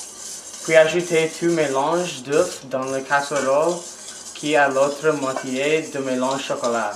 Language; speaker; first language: French; non-native, learner; English